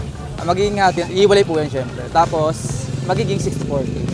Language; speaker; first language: Filipino; native; Filipino